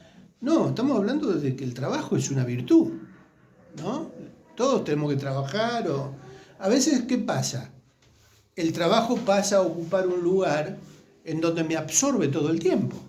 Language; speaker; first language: Spanish; native; Spanish